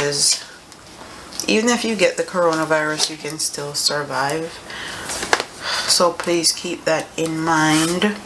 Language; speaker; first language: English; native; English